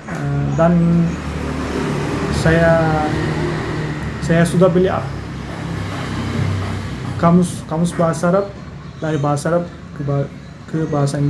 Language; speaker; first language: Indonesian; non-native, learner; Turkish